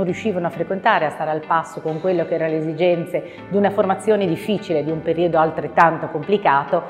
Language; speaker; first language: Italian; native; Italian